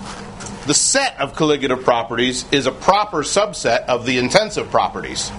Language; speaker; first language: English; native; English